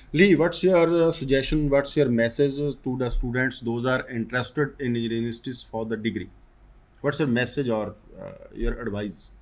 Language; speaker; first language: English; non-native, local second language; Punjabi